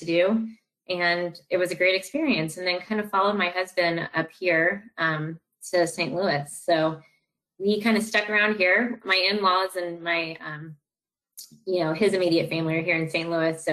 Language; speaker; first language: English; native; English